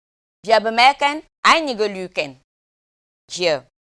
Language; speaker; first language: German; non-native, learner; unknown